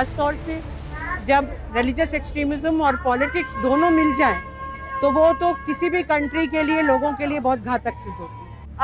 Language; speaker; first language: Hindi; native; Hindi